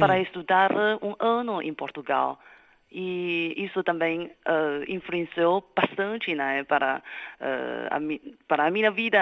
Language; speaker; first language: Portuguese; non-native, fluent; Chinese